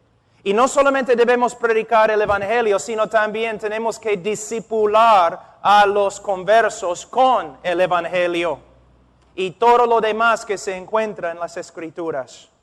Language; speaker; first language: Spanish; non-native, fluent; English